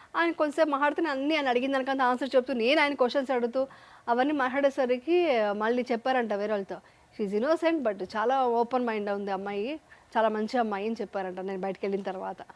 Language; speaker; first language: Telugu; native; Telugu